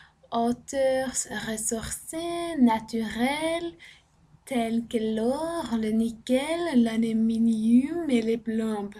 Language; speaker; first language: French; non-native, learner; Norwegian